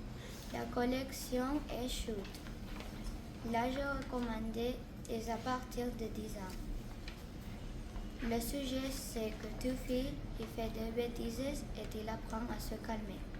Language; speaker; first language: French; non-native, learner; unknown